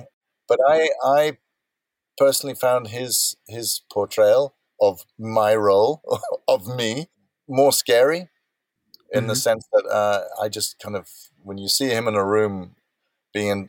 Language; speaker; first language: English; native; English